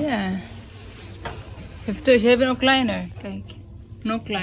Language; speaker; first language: Dutch; non-native, learner; Filipino